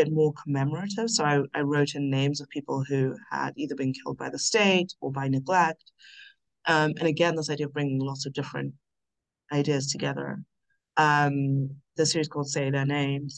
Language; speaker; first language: English; non-native, local second language; North Ndebele